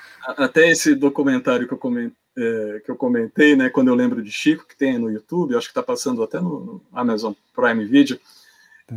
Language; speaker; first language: Portuguese; native; Portuguese